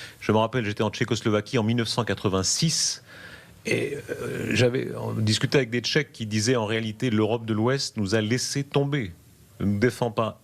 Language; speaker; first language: French; native; French